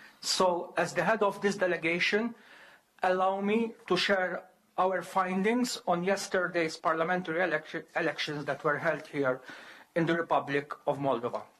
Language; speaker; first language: English; non-native, local second language; Maltese